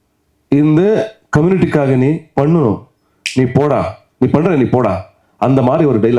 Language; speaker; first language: Tamil; non-native, local second language; Kannada